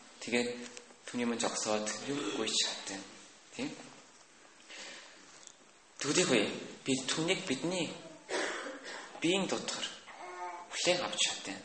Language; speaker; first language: Mongolian; non-native, learner; Korean